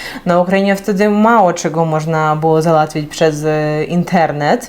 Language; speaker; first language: Polish; non-native, fluent; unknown